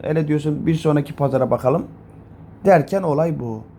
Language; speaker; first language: Turkish; native; Turkish